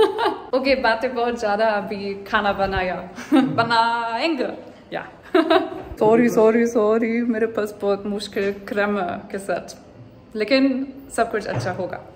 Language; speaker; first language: Hindi; non-native, learner; German